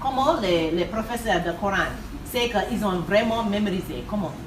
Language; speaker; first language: French; non-native, learner; English